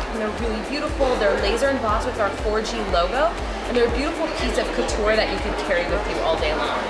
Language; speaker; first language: English; native; English